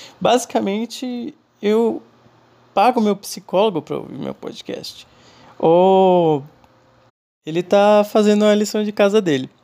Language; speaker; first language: Portuguese; non-native, fluent; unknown